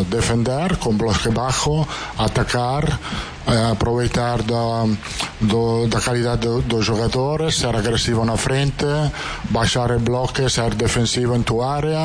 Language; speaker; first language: Portuguese; non-native, fluent; Italian